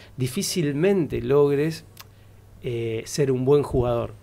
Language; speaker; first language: Spanish; native; Spanish